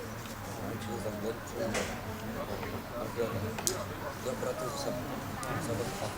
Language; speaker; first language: Russian; native; Russian